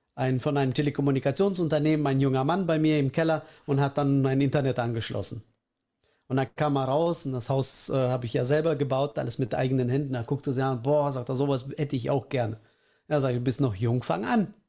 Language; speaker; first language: German; early bilingual, other home language; Russian